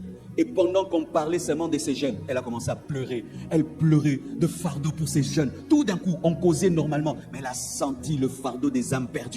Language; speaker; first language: French; non-native, local second language; Lingala